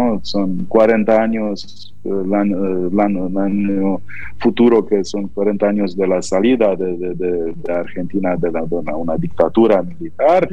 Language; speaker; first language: Spanish; non-native, fluent; Romanian